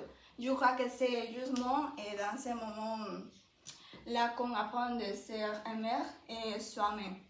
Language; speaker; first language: French; non-native, learner; Spanish